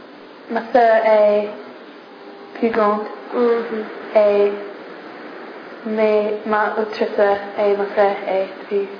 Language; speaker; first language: French; non-native, learner; English